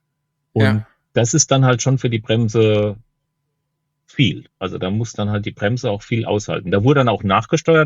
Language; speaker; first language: German; native; German